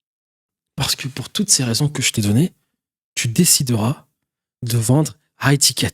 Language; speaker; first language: French; native; French